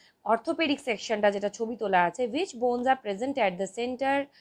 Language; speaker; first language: English; non-native, local second language; Bangla